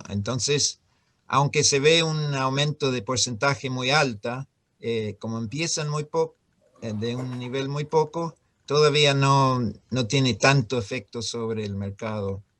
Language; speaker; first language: Spanish; non-native, fluent; English